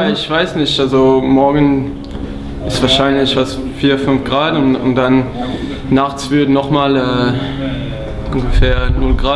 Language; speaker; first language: German; non-native, fluent; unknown